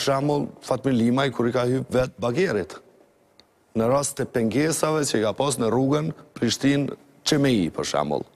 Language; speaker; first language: Albanian; native; Albanian